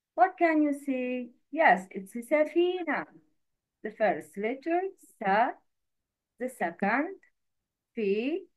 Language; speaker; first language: English; non-native, learner; Arabic